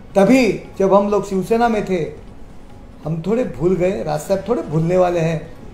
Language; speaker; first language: Hindi; non-native, local second language; Marathi